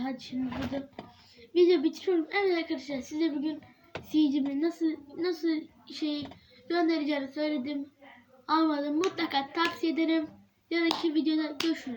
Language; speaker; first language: Turkish; early bilingual, heritage; Turkish